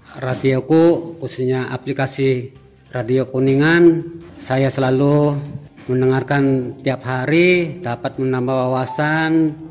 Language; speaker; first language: Indonesian; non-native, local second language; Javanese